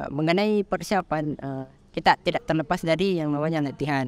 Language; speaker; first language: Indonesian; native; Indonesian